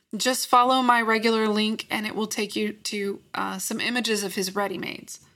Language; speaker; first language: English; native; English